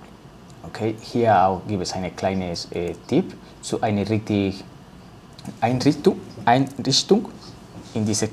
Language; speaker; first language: German; non-native, learner; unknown